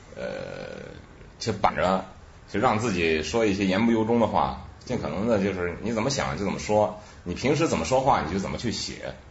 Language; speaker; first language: Chinese; native; Chinese